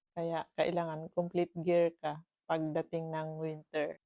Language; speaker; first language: Filipino; non-native, local second language; Cebuano